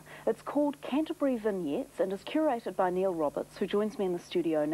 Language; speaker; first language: English; native; English